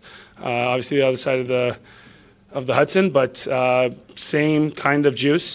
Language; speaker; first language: English; native; English